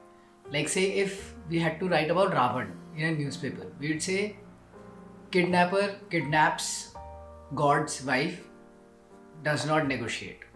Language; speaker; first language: English; non-native, local second language; Hindi